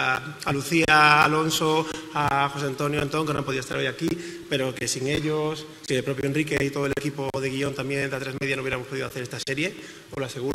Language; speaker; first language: Spanish; native; Spanish